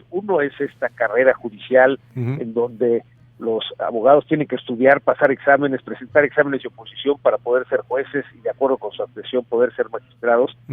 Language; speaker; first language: Spanish; native; Spanish